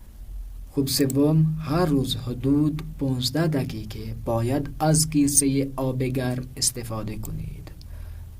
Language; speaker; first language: Persian; non-native, fluent; Urdu